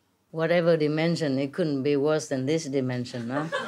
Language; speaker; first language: English; non-native, fluent; Vietnamese